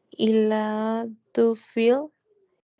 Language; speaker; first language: French; non-native, learner; Spanish